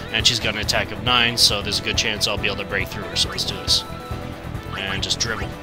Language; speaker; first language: English; native; English